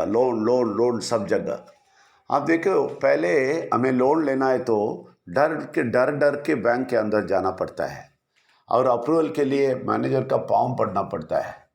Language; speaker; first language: Hindi; non-native, local second language; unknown